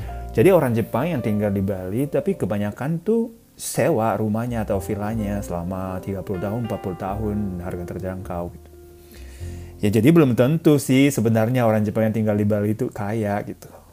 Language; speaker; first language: Indonesian; non-native, fluent; Japanese